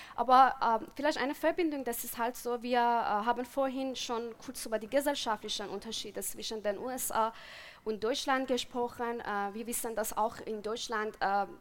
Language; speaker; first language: German; non-native, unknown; Persian